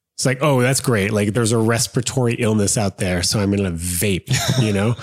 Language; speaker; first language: English; native; English